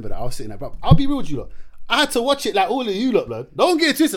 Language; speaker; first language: English; non-native, local second language; Arabic